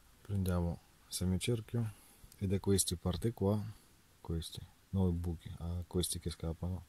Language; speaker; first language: Italian; non-native, fluent; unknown